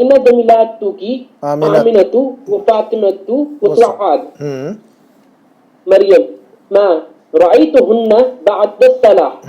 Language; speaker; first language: Arabic; non-native, learner; Urdu